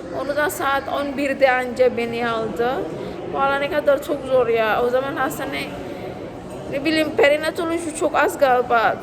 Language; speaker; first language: Turkish; non-native, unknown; Indonesian